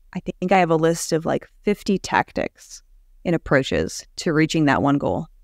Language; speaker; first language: English; native; English